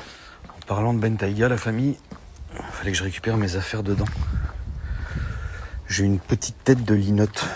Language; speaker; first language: French; native; French